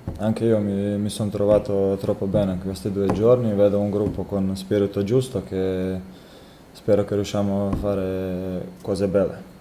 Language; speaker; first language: Italian; non-native, fluent; Croatian